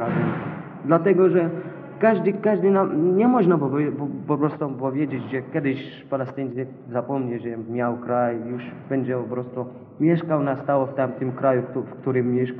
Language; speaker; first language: Polish; non-native, learner; Arabic